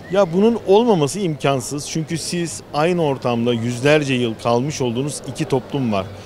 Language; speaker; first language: Turkish; native; Turkish